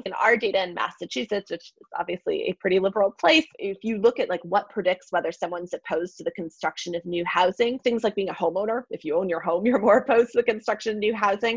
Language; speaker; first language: English; native; English